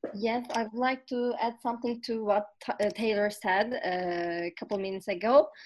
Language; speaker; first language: English; non-native, fluent; Turkish